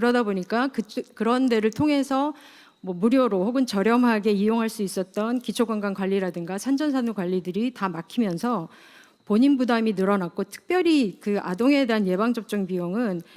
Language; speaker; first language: Korean; native; Korean